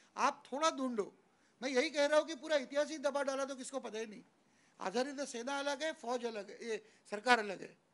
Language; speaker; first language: Hindi; non-native, local second language; Marathi